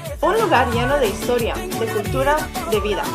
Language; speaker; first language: Spanish; non-native, learner; English